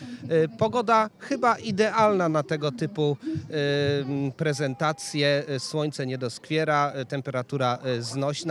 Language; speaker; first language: Polish; native; Polish